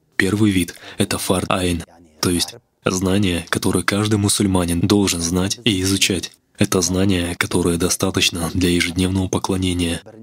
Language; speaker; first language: Russian; non-native, local second language; Kazakh